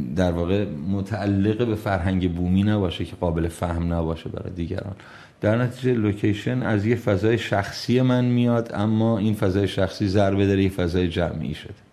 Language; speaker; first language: Persian; native; Persian